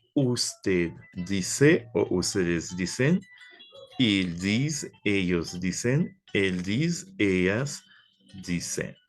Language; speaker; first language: Spanish; non-native, fluent; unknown